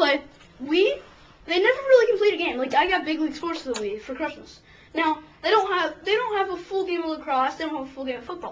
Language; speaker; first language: English; native; English